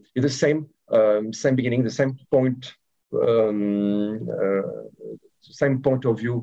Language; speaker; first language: English; non-native, learner; French